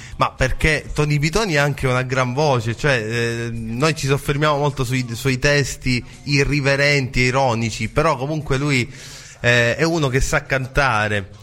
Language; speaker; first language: Italian; native; Italian